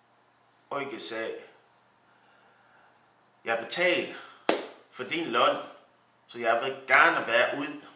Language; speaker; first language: Danish; non-native, learner; English